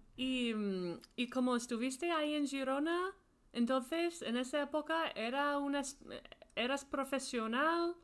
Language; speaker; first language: Spanish; non-native, fluent; English